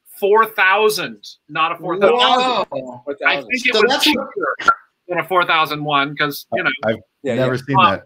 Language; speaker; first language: English; native; English